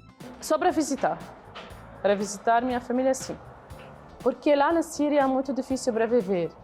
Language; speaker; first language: Portuguese; non-native, learner; Arabic